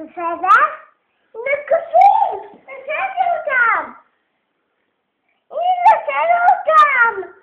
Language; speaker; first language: Hebrew; early bilingual, other home language; Russian